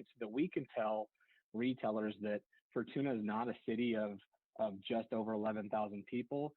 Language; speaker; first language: English; native; English